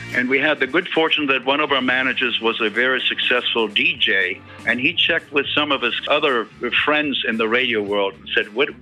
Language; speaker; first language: English; early bilingual, other home language; German